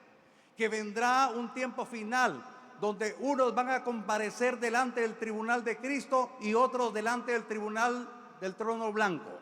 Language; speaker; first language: Spanish; native; Spanish